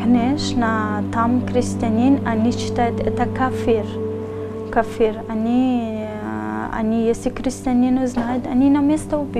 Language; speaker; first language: Russian; non-native, learner; Persian